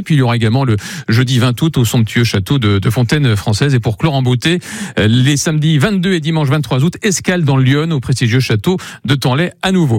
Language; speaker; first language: French; native; French